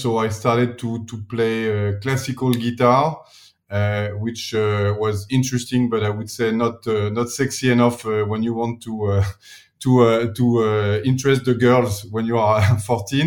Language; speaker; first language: English; non-native, fluent; French